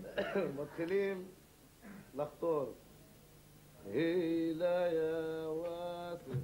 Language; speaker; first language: Hebrew; non-native, local second language; Arabic